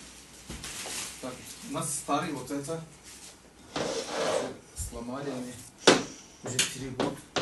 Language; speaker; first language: Russian; non-native, learner; Turkish